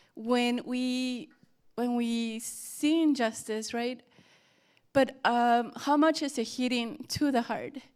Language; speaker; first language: English; early bilingual, other home language; Spanish